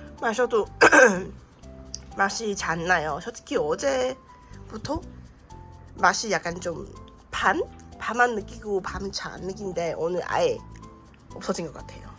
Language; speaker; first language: Korean; non-native, fluent; Chinese